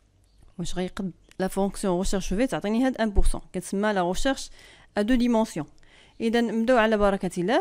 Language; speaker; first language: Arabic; native; Arabic